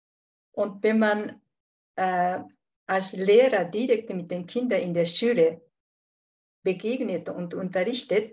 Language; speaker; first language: German; non-native, fluent; Japanese